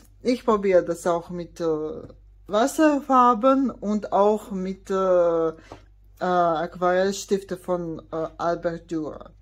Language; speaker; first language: German; non-native, fluent; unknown